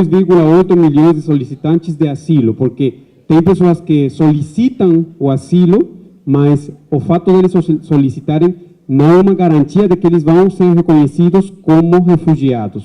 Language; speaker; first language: Portuguese; non-native, fluent; Spanish